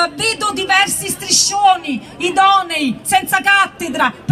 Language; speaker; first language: Italian; native; Italian